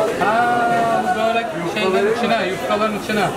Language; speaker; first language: Turkish; native; Turkish